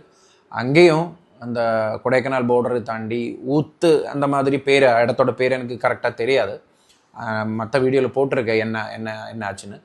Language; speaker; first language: Tamil; non-native, local second language; Malayalam